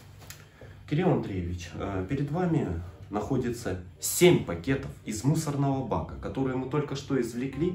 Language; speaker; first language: Russian; native; Russian